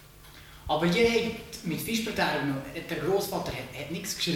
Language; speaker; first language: German; native; German